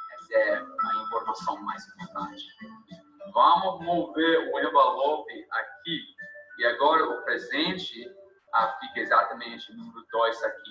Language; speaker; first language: Portuguese; non-native, fluent; English